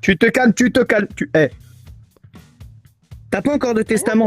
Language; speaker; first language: French; native; French